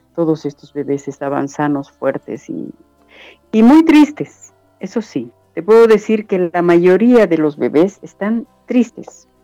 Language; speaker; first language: Spanish; native; Spanish